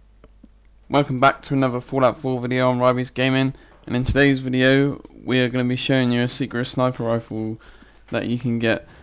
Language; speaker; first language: English; native; English